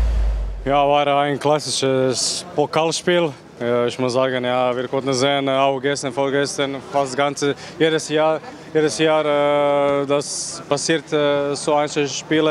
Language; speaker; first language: German; non-native, learner; Croatian